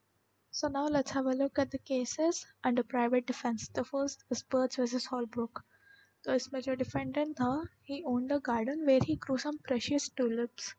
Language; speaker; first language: English; non-native, local second language; Hindi